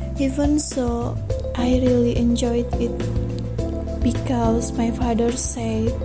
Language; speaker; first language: English; non-native, learner; Indonesian